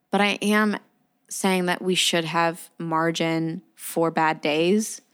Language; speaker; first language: English; native; English